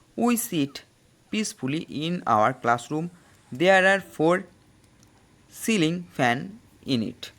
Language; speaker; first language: English; non-native, local second language; Bangla